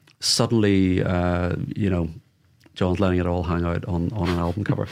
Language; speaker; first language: English; native; English